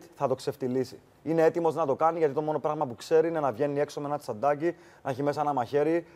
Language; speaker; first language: Greek; native; Greek